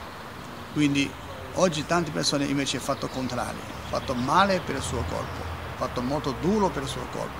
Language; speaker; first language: Italian; non-native, learner; Chinese